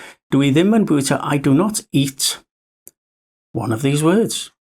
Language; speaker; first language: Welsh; non-native, learner; English